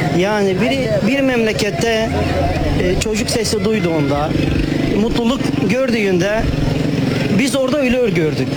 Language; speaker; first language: Turkish; non-native, fluent; Arabic